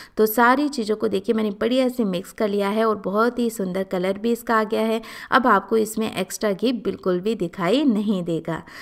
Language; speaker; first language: Hindi; native; Hindi